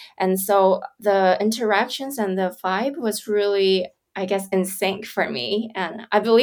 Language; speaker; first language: English; non-native, local second language; Cantonese